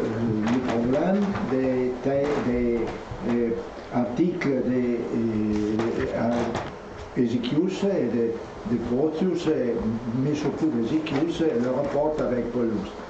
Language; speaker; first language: French; non-native, learner; Italian